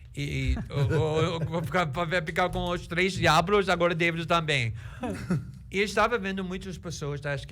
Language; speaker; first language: Portuguese; non-native, fluent; English